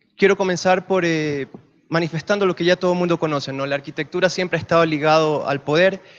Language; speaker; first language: Spanish; native; Spanish